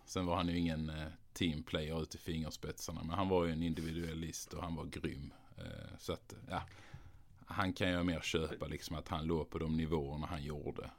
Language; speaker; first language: Swedish; native; Swedish